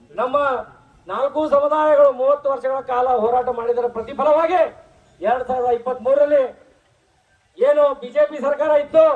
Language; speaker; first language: Kannada; non-native, local second language; Lambadi